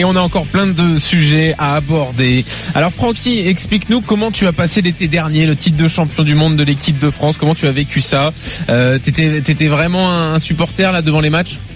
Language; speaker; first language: French; native; French